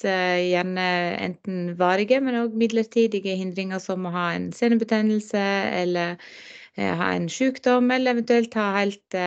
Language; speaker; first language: Norwegian; native; Norwegian